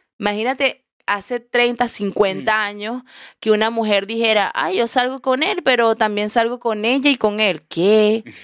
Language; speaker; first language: Spanish; native; Spanish